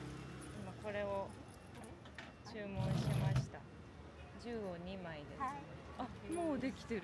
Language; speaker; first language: Japanese; native; Japanese